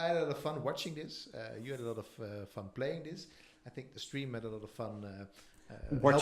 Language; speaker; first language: English; non-native, fluent; Dutch